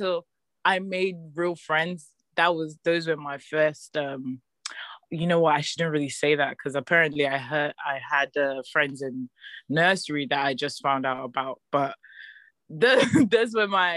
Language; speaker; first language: English; non-native, local second language; Yoruba